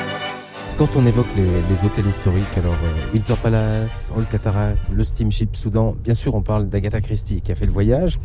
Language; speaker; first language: French; native; French